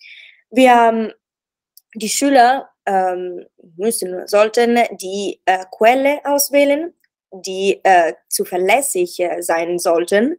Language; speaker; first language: German; non-native, learner; Italian